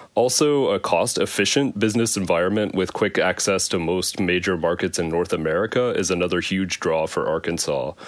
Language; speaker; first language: English; native; English